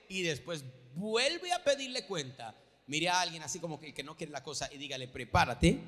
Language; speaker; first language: Spanish; native; Spanish